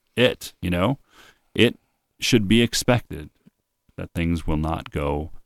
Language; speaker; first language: English; native; English